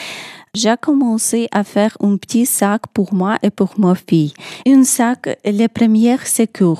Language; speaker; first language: French; non-native, learner; Ukrainian